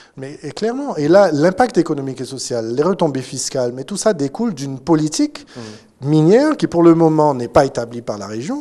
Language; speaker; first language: French; native; French